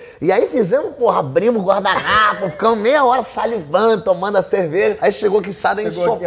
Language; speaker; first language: Portuguese; native; Portuguese